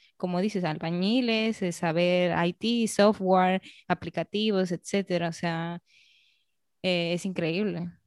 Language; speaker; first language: Spanish; native; Spanish